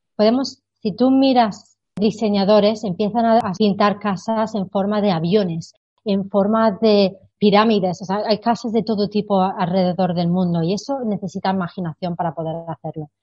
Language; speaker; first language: Spanish; non-native, fluent; English